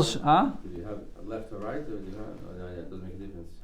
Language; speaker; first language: English; native; English